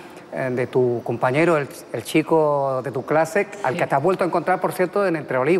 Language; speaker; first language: Spanish; native; Spanish